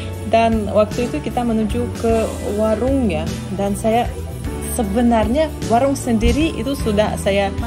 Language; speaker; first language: Indonesian; non-native, fluent; Russian